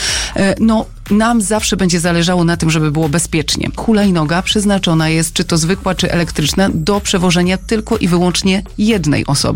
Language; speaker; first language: Polish; native; Polish